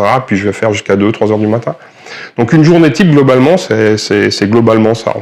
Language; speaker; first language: French; native; French